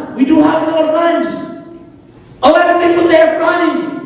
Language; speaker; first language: English; non-native, learner; Amharic